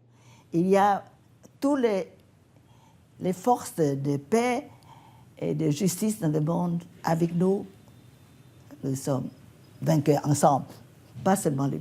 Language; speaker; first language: French; non-native, fluent; Vietnamese